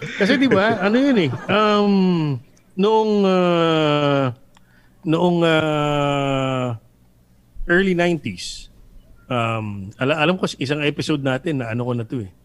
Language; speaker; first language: Filipino; native; Filipino